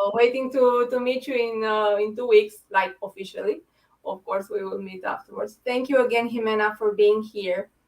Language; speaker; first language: English; non-native, fluent; Romanian